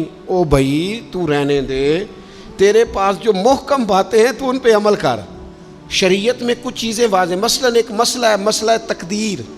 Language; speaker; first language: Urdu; non-native, local second language; Punjabi